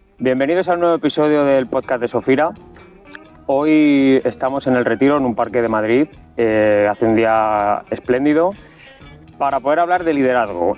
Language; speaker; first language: Spanish; native; Spanish